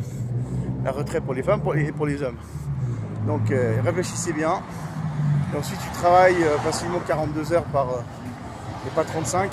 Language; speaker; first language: French; native; French